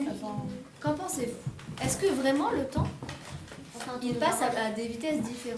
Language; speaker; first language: French; native; French